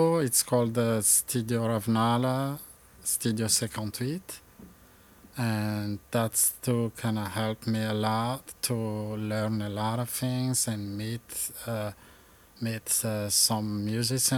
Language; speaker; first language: English; non-native, learner; Malagasy